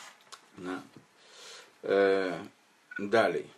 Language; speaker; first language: Polish; non-native, fluent; Ukrainian